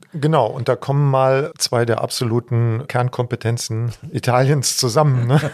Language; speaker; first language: German; native; German